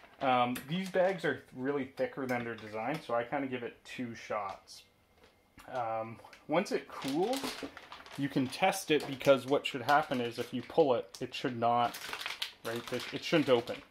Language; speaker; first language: English; native; English